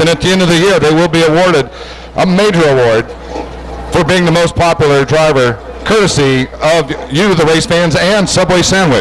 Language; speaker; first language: English; native; English